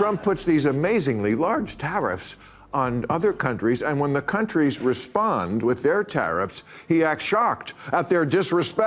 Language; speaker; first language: English; native; English